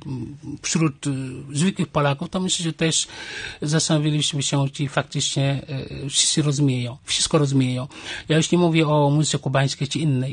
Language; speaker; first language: Polish; non-native, fluent; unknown